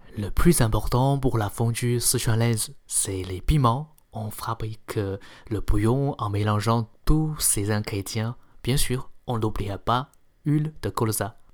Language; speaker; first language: French; non-native, fluent; Chinese